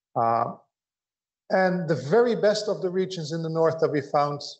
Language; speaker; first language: English; non-native, fluent; Dutch